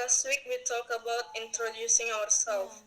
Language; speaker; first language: English; non-native, learner; Indonesian